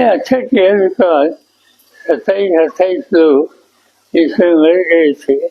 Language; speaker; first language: Hindi; non-native, local second language; Marathi